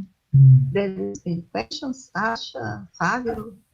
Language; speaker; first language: English; non-native, learner; Portuguese